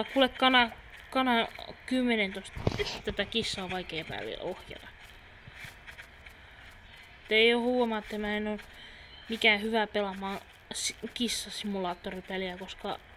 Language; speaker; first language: Finnish; native; Finnish